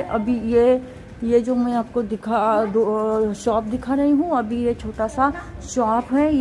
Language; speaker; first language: Hindi; non-native, local second language; Marathi